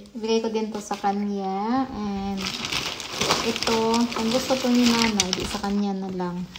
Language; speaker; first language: Filipino; non-native, local second language; Cebuano